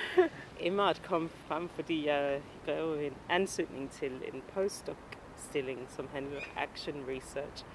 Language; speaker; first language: Danish; non-native, fluent; English